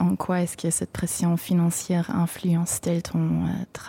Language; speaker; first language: French; non-native, local second language; Luxembourgish